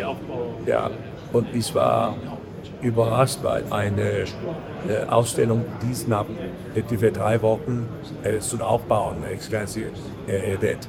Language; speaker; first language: German; non-native, learner; Danish